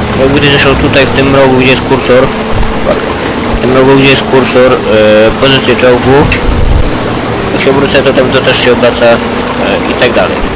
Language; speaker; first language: Polish; native; Polish